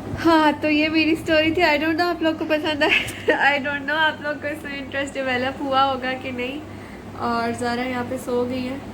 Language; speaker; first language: Urdu; native; Urdu